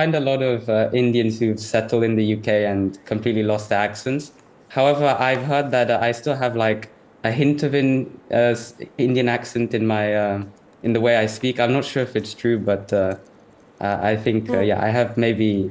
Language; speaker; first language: English; native; English